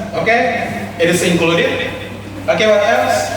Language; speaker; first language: English; non-native, fluent; Indonesian